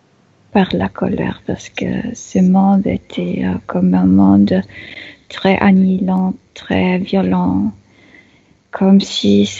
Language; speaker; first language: French; non-native, fluent; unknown